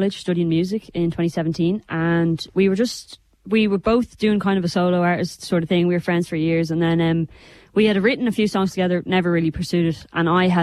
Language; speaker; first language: English; native; English